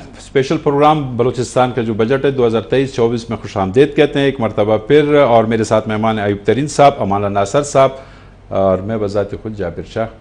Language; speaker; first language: Urdu; non-native, local second language; Pashto